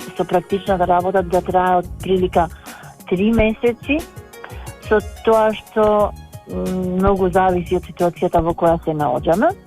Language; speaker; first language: Macedonian; non-native, local second language; Albanian